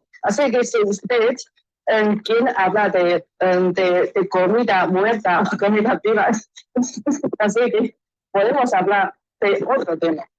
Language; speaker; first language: Spanish; non-native, learner; Chinese